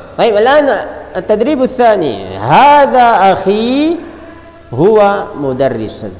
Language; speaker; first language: Arabic; non-native, fluent; Indonesian